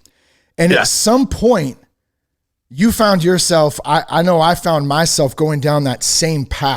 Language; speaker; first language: English; native; English